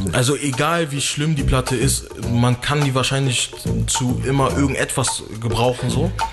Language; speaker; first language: German; early bilingual, other home language; Portuguese